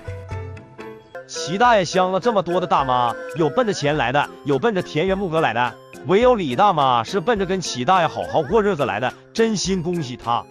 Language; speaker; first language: Chinese; native; Chinese